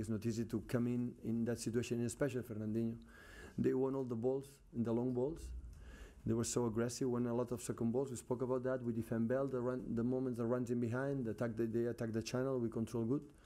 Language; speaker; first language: English; non-native, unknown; Catalan